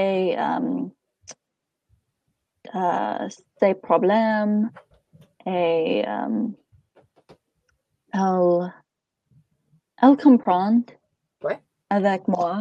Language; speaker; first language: French; non-native, learner; English